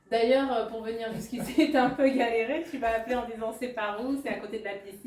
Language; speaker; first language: French; native; French